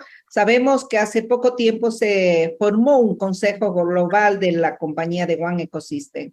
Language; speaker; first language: Spanish; native; Spanish